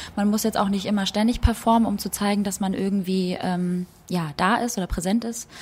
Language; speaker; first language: German; early bilingual, other home language; Albanian